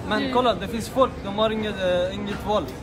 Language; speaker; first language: Swedish; non-native, fluent; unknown